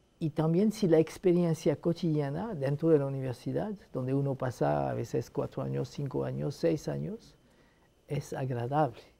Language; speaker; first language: Spanish; non-native, fluent; Arabic